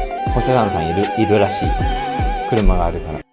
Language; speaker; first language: Japanese; native; Japanese